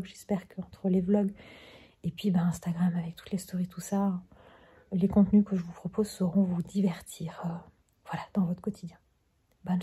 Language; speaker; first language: French; native; French